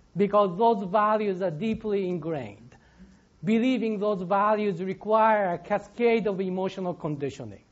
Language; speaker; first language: English; non-native, fluent; Japanese